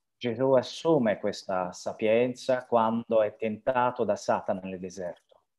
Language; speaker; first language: Italian; non-native, fluent; French